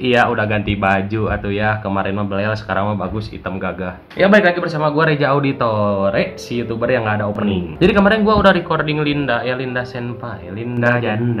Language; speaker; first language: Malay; non-native, local second language; Sundanese